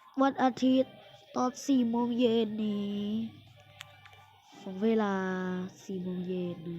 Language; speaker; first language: Thai; native; Thai